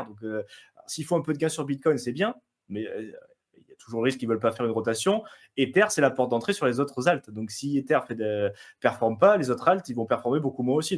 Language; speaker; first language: French; native; French